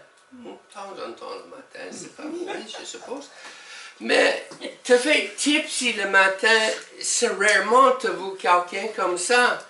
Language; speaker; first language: French; non-native, learner; English